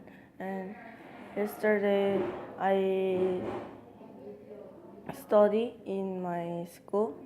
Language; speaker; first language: English; non-native, learner; Korean